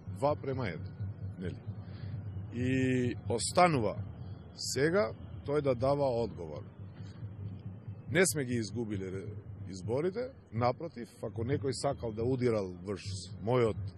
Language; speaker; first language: Macedonian; non-native, local second language; Albanian